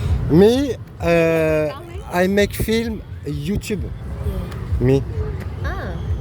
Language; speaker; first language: English; non-native, learner; French